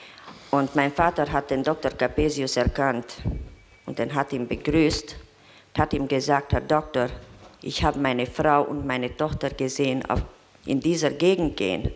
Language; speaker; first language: German; non-native, fluent; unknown